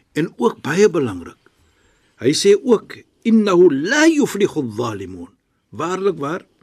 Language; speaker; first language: Afrikaans; non-native, fluent; Arabic